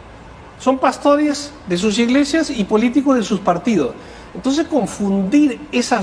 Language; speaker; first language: Spanish; native; Spanish